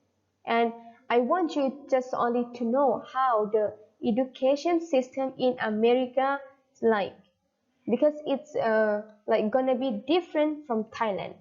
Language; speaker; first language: English; non-native, fluent; Thai